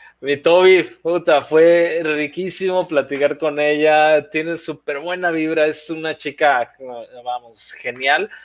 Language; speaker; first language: Spanish; native; Spanish